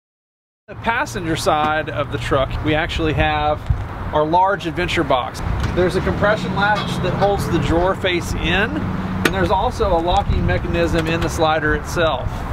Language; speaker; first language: English; native; English